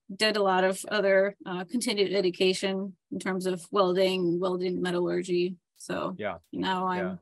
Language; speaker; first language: English; non-native, fluent; Ukrainian